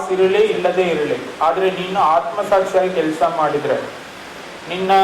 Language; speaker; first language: Kannada; non-native, local second language; Tamil